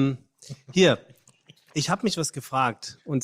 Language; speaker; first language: German; native; German